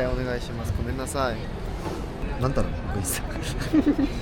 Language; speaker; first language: Japanese; non-native, learner; Korean